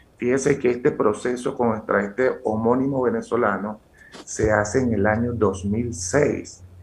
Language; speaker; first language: Spanish; native; Spanish